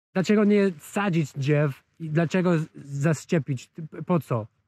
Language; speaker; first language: Polish; non-native, learner; English